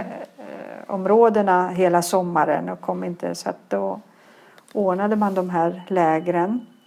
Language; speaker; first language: Swedish; early bilingual, other home language; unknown